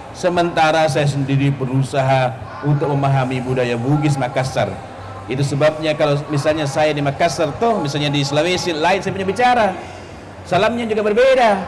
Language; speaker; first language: Indonesian; native; Indonesian